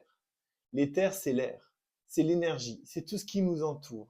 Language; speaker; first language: French; native; French